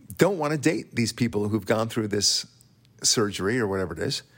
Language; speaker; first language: English; non-native, fluent; Hebrew